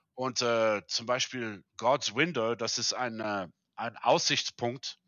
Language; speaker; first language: German; early bilingual, heritage; German